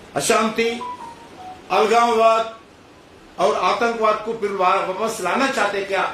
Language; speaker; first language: Hindi; non-native, local second language; Telugu